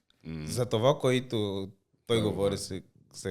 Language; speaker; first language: Bulgarian; non-native, learner; Portuguese